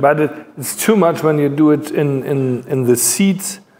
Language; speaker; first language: English; non-native, fluent; German